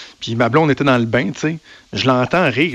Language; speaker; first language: French; native; French